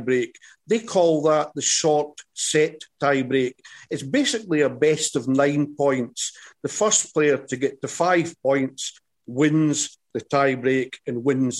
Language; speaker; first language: English; native; English